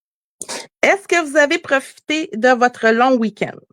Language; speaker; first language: French; native; French